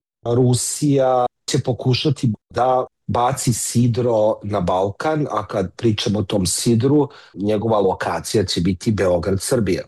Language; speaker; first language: Serbian; native; Serbian